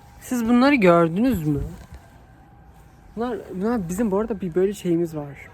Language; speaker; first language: Turkish; native; Turkish